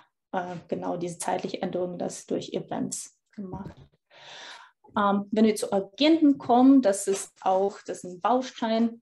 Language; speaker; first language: German; non-native, fluent; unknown